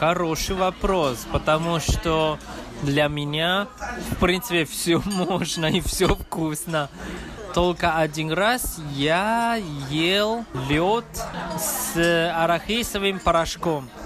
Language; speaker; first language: Russian; non-native, learner; Chinese